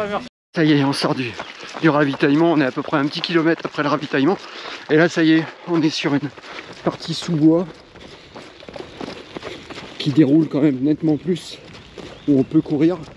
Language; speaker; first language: French; native; French